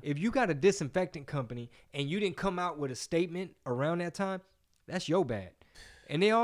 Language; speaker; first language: English; early bilingual, other home language; Spanish